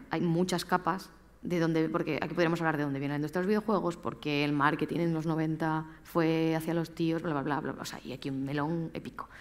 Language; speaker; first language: Spanish; native; Spanish